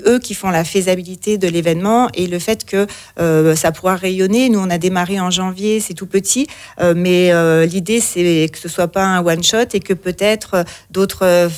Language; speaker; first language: French; native; French